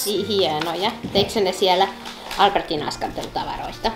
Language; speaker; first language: Finnish; native; Finnish